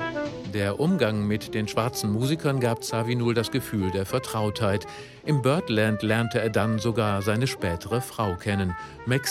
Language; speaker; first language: German; native; German